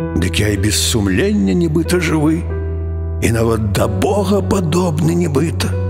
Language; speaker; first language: Belarusian; native; Belarusian